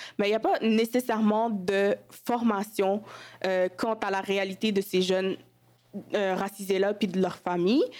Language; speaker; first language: French; early bilingual, other home language; Wolof